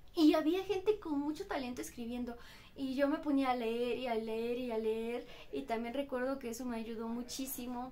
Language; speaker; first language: Spanish; non-native, fluent; Bulgarian